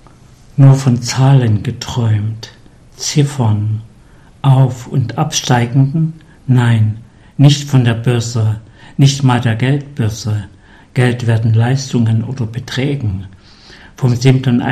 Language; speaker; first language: German; native; German